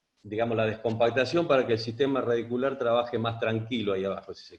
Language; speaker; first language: Spanish; native; Spanish